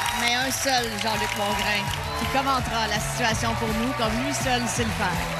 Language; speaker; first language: French; native; French